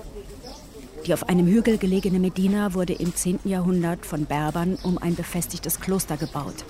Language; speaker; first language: German; native; German